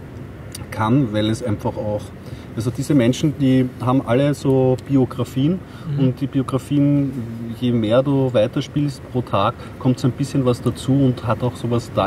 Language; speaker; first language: German; native; German